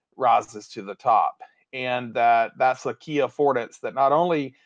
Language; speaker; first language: English; native; English